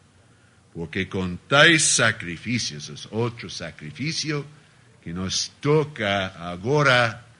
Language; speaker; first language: Spanish; non-native, learner; Portuguese